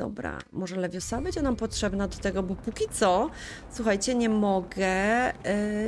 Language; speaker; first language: Polish; native; Polish